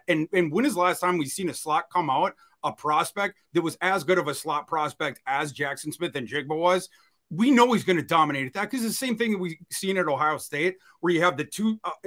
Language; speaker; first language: English; native; English